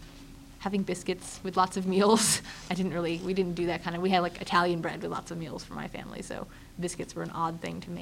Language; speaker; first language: English; native; English